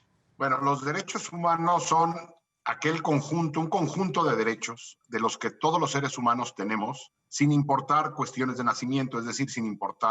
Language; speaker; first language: Spanish; native; Spanish